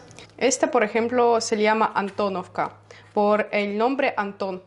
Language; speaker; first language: Spanish; non-native, learner; Russian